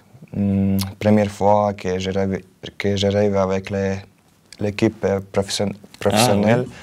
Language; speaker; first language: French; non-native, learner; Croatian